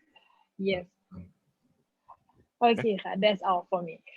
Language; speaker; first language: English; non-native, learner; Thai